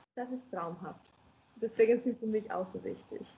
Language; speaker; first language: German; non-native, fluent; Spanish